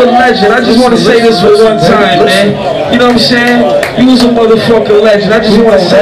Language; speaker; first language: English; native; English